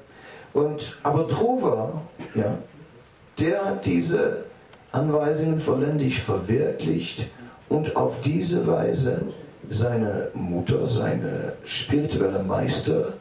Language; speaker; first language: German; non-native, fluent; Dutch